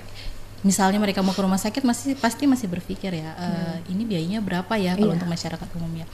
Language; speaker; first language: Indonesian; native; Indonesian